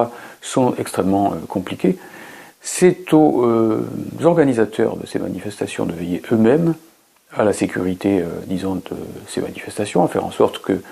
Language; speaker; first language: French; native; French